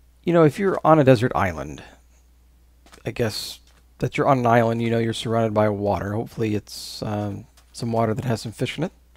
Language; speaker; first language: English; native; English